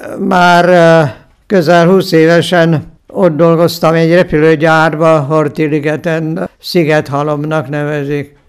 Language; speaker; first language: Hungarian; non-native, local second language; German